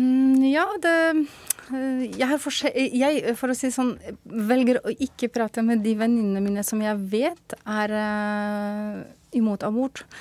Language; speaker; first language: Norwegian; non-native, fluent; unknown